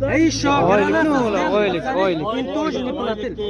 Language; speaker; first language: Russian; non-native, local second language; Uzbek